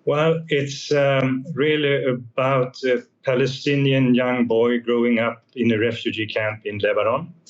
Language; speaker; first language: English; non-native, fluent; Swedish